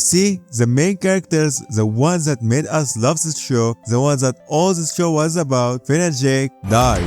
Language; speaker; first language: English; non-native, fluent; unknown